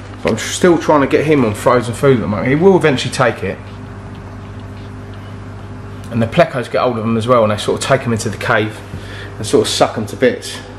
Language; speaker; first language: English; native; English